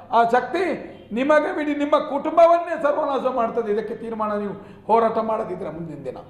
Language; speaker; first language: Kannada; non-native, local second language; Tulu